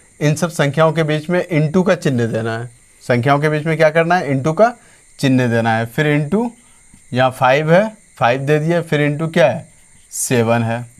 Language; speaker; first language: Hindi; native; Hindi